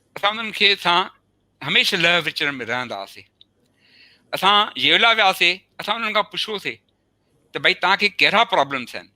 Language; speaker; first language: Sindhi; early bilingual, heritage; Sindhi